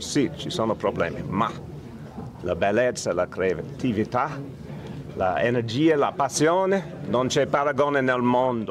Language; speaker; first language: Italian; non-native, learner; English